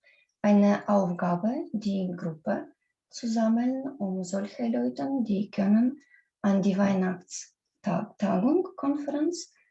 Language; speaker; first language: German; non-native, learner; Russian